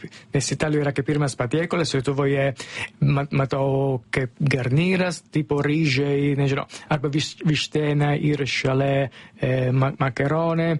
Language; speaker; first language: Lithuanian; non-native, learner; Italian